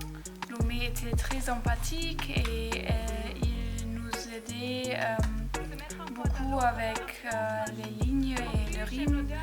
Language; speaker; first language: French; non-native, learner; German